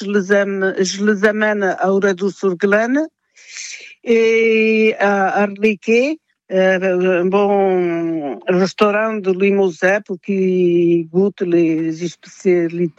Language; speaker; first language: French; non-native, fluent; Portuguese